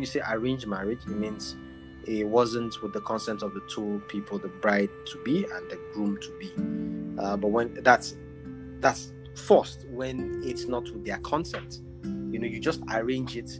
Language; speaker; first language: English; non-native, local second language; Arabic